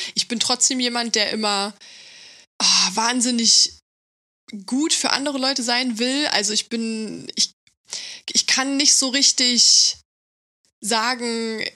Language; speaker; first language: German; native; German